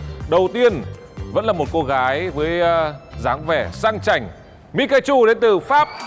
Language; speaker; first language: Vietnamese; native; Vietnamese